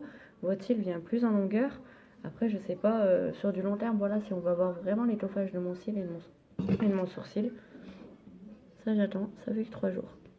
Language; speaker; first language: French; native; French